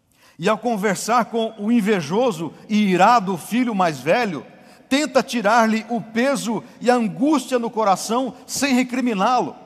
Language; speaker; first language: Portuguese; native; Portuguese